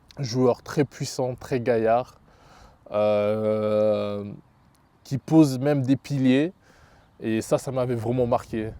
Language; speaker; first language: French; early bilingual, other home language; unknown